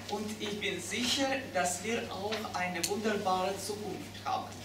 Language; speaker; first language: German; non-native, fluent; Russian